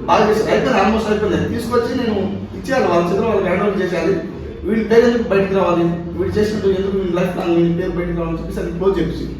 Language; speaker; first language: Telugu; non-native, local second language; Lambadi